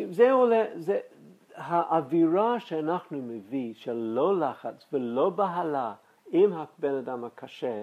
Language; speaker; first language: Hebrew; non-native, fluent; English